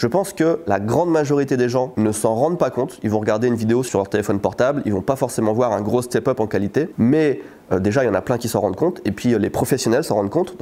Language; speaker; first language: French; native; French